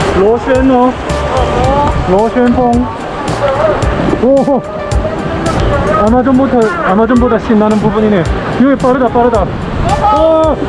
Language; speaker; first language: Chinese; non-native, learner; Korean